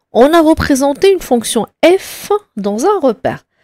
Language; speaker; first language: French; non-native, local second language; Arabic